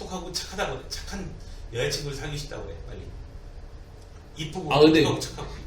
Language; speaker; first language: Korean; native; Korean